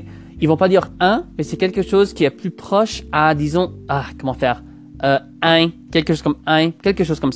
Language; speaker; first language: French; non-native, local second language; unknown